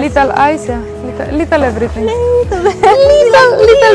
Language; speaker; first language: English; non-native, fluent; Romanian